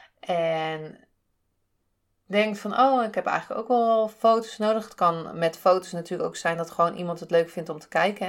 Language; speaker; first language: Dutch; native; Dutch